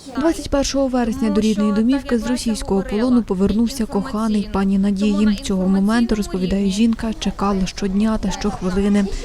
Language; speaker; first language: Ukrainian; native; Ukrainian